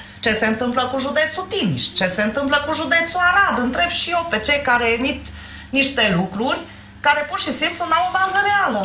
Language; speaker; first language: Romanian; non-native, local second language; Hungarian